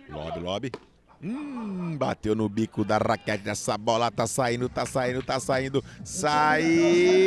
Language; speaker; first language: Portuguese; native; Portuguese